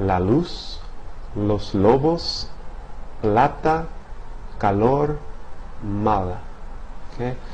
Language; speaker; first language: Spanish; non-native, fluent; English